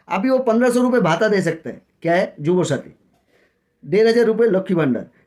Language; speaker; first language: Hindi; non-native, local second language; Bangla